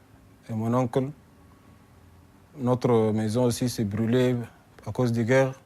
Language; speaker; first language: French; non-native, learner; Arabic